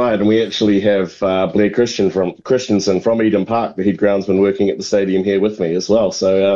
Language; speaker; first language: English; native; English